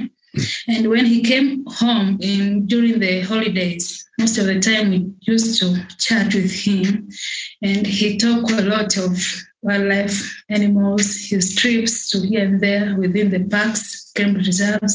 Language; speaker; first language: English; non-native, local second language; Swahili